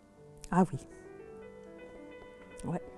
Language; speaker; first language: French; non-native, fluent; Polish